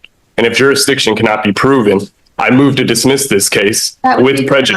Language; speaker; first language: English; native; English